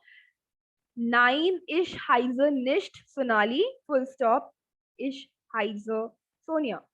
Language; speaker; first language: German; non-native, fluent; Hindi